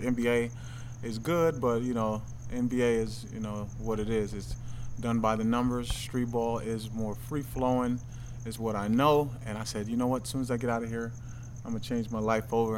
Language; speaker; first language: English; native; English